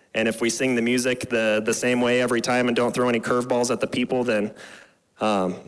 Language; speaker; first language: English; native; English